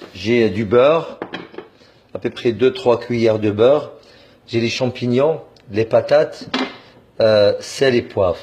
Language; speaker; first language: French; non-native, fluent; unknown